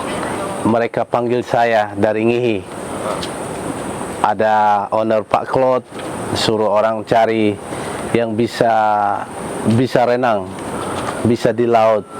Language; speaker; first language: Indonesian; non-native, local second language; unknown